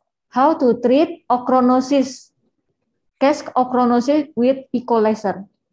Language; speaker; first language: English; non-native, learner; Indonesian